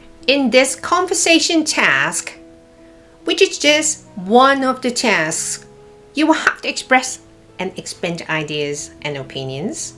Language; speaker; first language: English; non-native, fluent; Cantonese